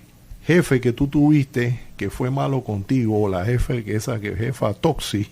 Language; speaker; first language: Spanish; native; Spanish